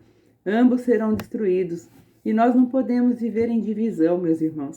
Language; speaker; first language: Portuguese; native; Portuguese